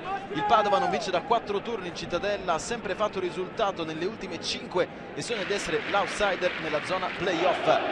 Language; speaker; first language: Italian; native; Italian